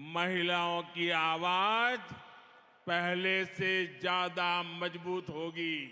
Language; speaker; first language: Hindi; non-native, local second language; Gujarati